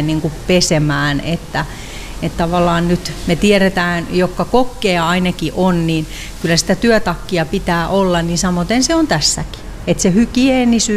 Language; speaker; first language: Finnish; native; Finnish